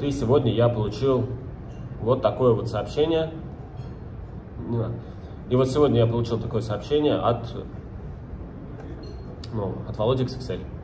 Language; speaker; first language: Russian; native; Russian